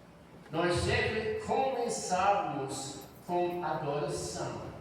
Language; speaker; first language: Portuguese; non-native, fluent; English